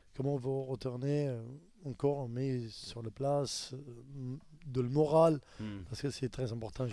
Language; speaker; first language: French; non-native, learner; Arabic